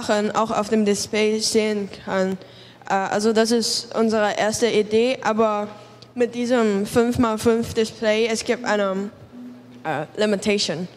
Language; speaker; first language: German; non-native, learner; Cantonese